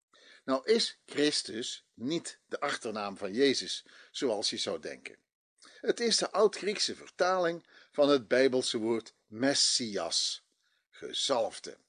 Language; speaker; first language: Dutch; native; Dutch